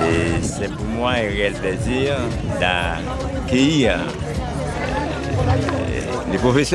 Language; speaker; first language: French; non-native, local second language; Haitian Creole